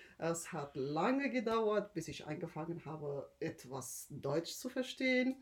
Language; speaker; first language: German; early bilingual, other home language; Arabic